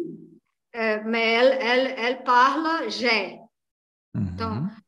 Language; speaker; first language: French; non-native, learner; Portuguese